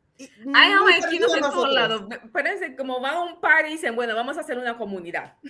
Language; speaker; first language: Spanish; non-native, fluent; English